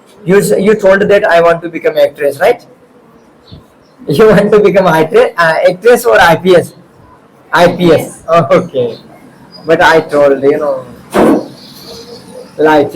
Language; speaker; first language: English; non-native, fluent; Hindi